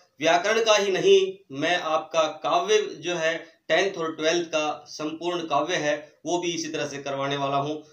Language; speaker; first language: Hindi; native; Hindi